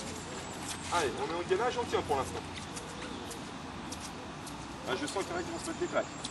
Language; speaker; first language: French; native; French